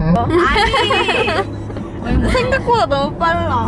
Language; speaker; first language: Korean; non-native, learner; Chinese